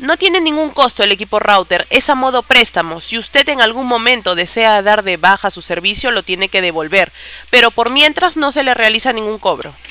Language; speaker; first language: Spanish; native; Spanish